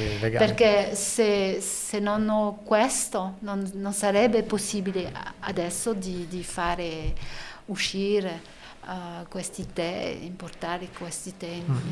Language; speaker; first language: Italian; non-native, learner; French